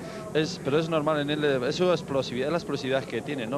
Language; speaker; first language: Spanish; native; Spanish